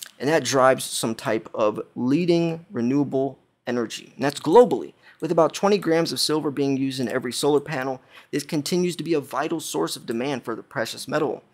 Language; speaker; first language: English; native; English